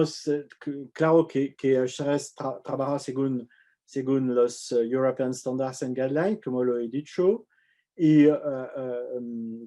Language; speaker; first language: Spanish; non-native, fluent; French